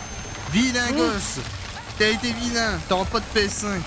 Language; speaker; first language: French; native; French